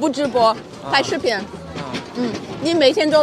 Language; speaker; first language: Chinese; non-native, fluent; English